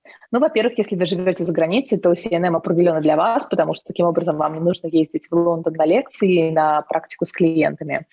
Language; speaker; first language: Russian; native; Russian